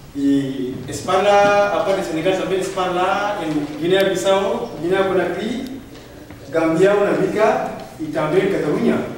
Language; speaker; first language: Catalan; non-native, learner; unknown